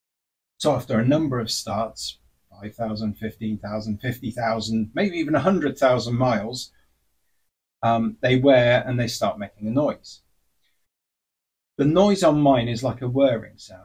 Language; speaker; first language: English; native; English